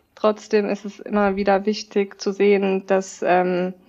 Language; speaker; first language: German; native; German